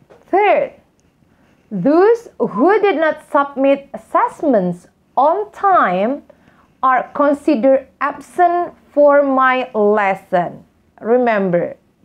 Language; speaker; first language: English; non-native, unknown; Indonesian